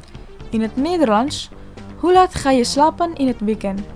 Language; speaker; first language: Dutch; non-native, learner; Indonesian